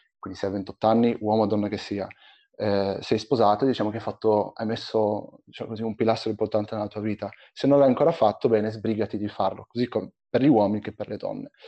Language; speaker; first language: Italian; early bilingual, other home language; Arabic